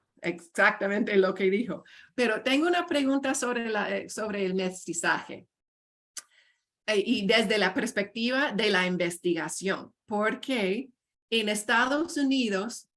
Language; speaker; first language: Spanish; non-native, fluent; English